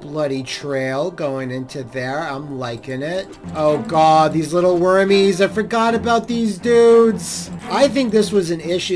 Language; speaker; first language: English; native; English